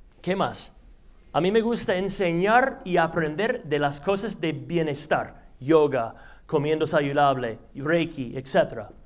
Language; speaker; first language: Spanish; non-native, fluent; English